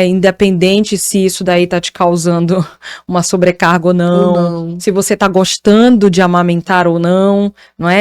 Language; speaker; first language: Portuguese; native; Portuguese